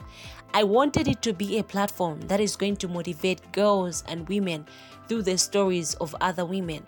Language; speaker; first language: English; non-native, local second language; Nyanja